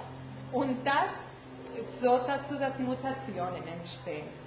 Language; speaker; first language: German; non-native, fluent; Spanish